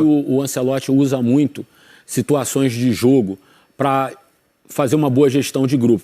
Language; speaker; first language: Portuguese; native; Portuguese